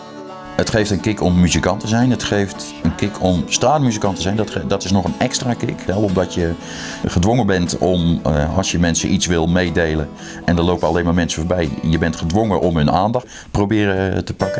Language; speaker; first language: Dutch; native; Dutch